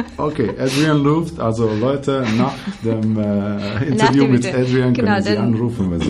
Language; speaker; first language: German; non-native, learner; Albanian